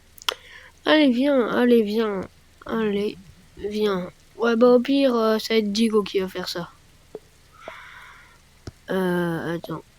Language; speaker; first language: French; native; French